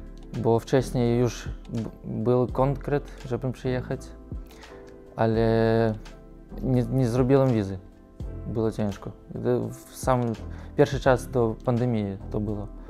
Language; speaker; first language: Polish; non-native, learner; Russian